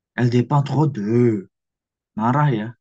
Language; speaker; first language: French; non-native, fluent; Indonesian